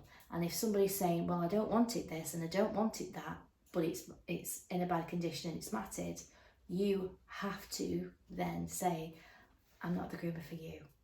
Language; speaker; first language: English; native; English